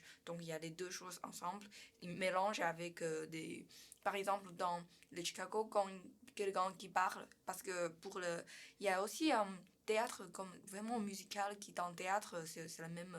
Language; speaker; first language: French; non-native, learner; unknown